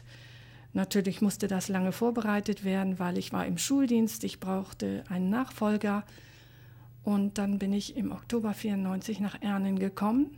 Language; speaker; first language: German; native; German